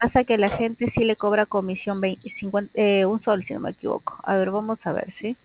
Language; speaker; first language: Spanish; native; Spanish